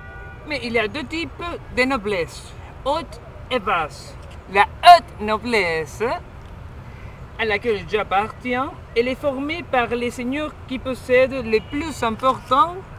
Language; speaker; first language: French; non-native, learner; Spanish